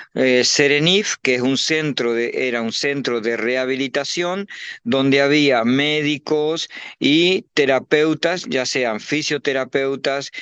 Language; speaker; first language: Spanish; native; Spanish